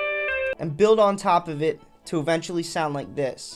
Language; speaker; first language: English; native; English